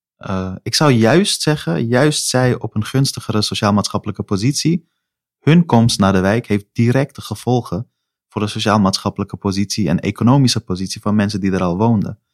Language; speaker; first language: Dutch; early bilingual, other home language; Persian